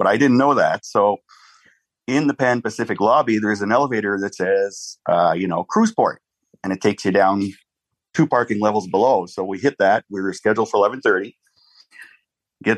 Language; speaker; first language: English; native; English